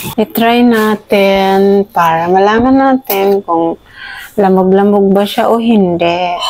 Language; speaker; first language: Filipino; native; Filipino